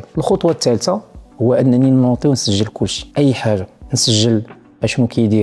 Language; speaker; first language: Arabic; native; Arabic